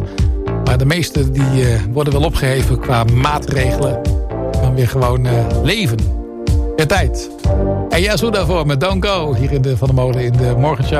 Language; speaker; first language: Dutch; native; Dutch